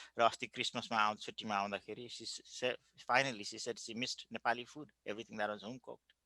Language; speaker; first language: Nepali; native; Nepali